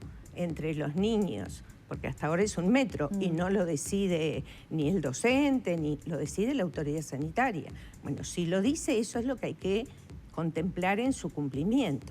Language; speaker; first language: Spanish; native; Spanish